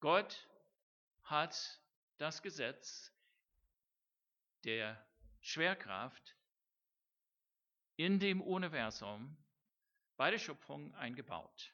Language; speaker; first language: German; non-native, fluent; English